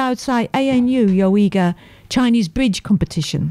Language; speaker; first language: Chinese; non-native, learner; English